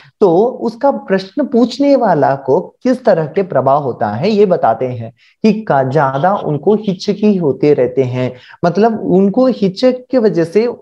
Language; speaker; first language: Hindi; non-native, local second language; Marathi